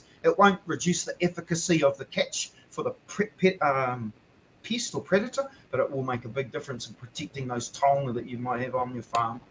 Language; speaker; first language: English; native; English